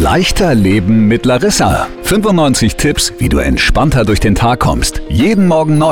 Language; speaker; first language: German; native; German